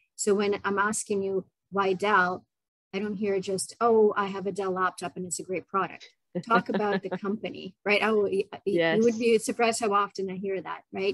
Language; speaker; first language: English; non-native, fluent; Ukrainian